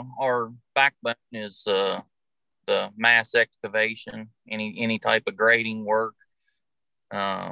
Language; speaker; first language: English; native; English